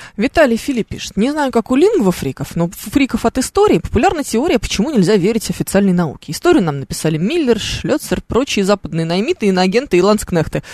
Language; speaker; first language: Russian; native; Russian